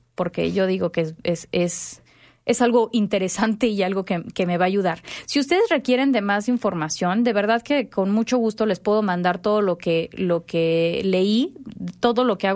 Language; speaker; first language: Spanish; native; Spanish